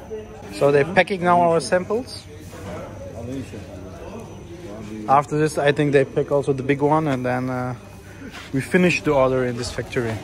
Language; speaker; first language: English; non-native, fluent; German